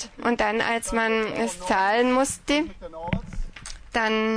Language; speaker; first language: German; non-native, fluent; Croatian